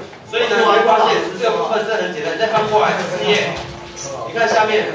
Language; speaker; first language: Chinese; native; Chinese